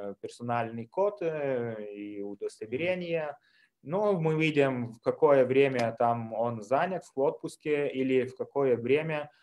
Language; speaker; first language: Russian; non-native, fluent; Lithuanian